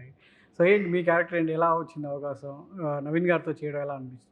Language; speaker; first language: Telugu; native; Telugu